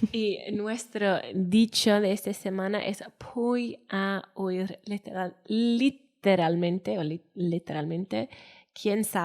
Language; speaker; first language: Spanish; non-native, fluent; Welsh